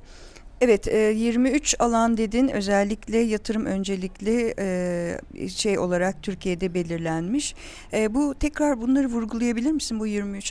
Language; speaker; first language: Turkish; native; Turkish